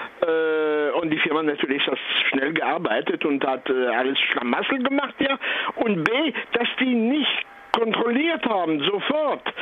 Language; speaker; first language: German; non-native, fluent; French